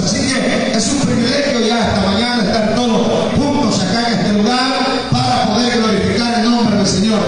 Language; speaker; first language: Spanish; native; Spanish